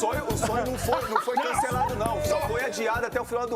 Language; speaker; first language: Portuguese; native; Portuguese